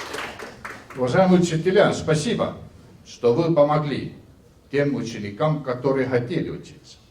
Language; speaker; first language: Russian; non-native, fluent; Estonian